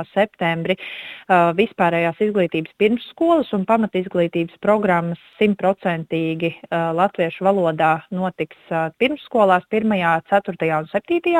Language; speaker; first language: Latvian; native; Latvian